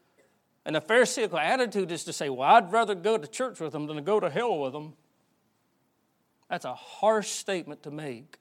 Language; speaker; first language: English; native; English